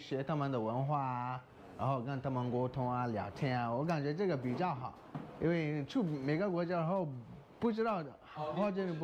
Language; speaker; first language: Chinese; non-native, fluent; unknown